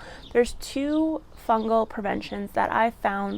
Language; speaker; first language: English; native; English